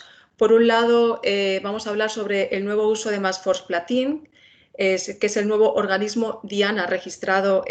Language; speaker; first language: Spanish; native; Spanish